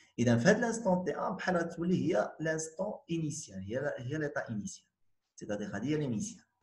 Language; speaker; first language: French; non-native, local second language; Arabic